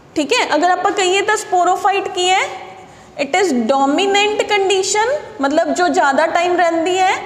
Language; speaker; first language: Hindi; non-native, local second language; Punjabi